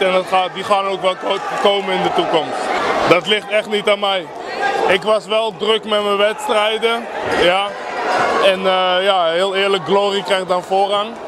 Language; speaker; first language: Dutch; native; Dutch